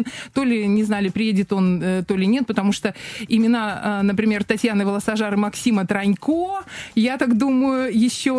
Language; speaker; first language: Russian; native; Russian